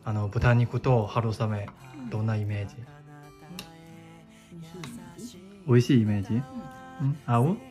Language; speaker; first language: Japanese; non-native, learner; Chinese